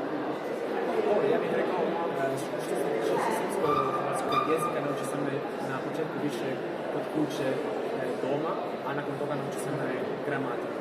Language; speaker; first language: Serbian; non-native, fluent; Spanish